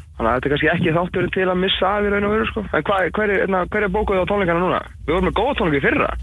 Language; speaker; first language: Icelandic; native; Icelandic